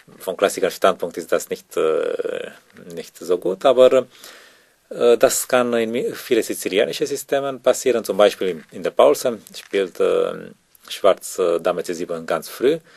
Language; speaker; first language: German; non-native, learner; Romanian